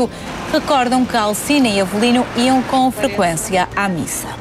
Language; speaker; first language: Portuguese; native; Portuguese